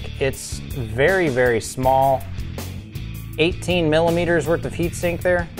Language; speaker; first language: English; native; English